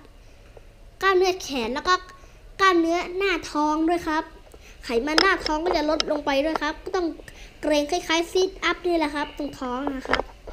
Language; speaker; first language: Thai; native; Thai